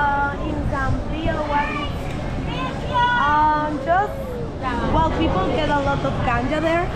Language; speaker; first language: English; non-native, learner; Spanish